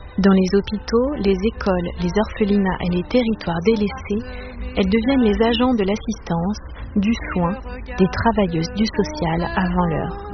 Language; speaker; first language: French; native; French